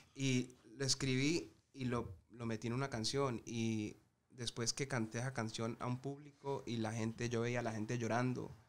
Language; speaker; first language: Spanish; early bilingual, heritage; Spanish